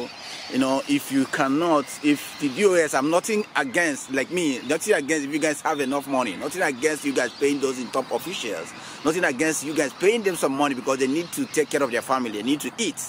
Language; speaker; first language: English; non-native, local second language; Igbo